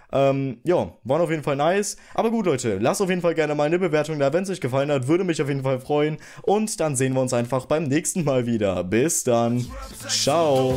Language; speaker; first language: German; native; German